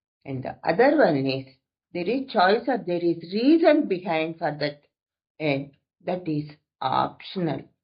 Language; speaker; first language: English; non-native, local second language; Telugu